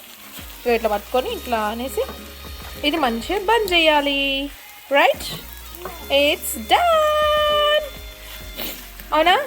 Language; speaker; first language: Telugu; native; Telugu